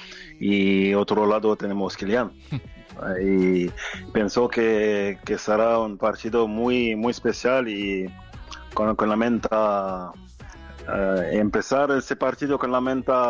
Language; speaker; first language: Spanish; non-native, fluent; French